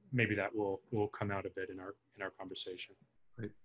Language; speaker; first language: English; native; English